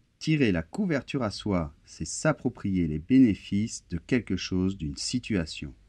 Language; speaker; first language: French; native; French